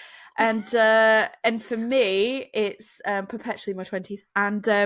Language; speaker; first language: English; native; English